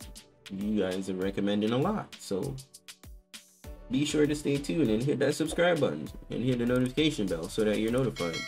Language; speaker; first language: English; native; English